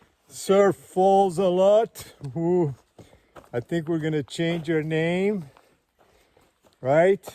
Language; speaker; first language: English; non-native, fluent; Portuguese